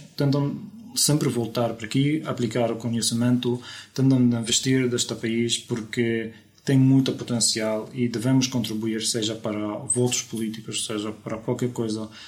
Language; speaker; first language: Portuguese; non-native, fluent; Arabic